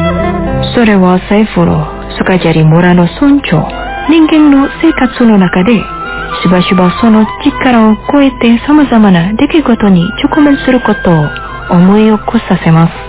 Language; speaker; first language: Japanese; non-native, fluent; Indonesian